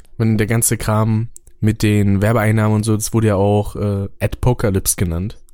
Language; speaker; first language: German; native; German